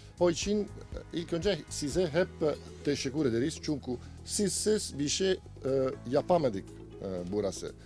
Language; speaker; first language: Turkish; non-native, learner; Italian